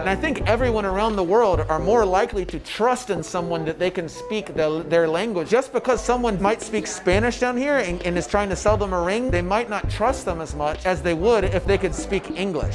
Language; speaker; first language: English; native; English